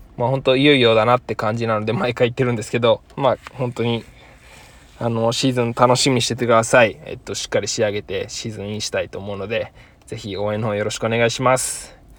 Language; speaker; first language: Japanese; native; Japanese